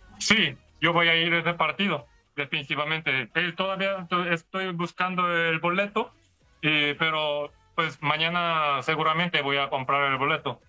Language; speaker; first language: Spanish; non-native, learner; Korean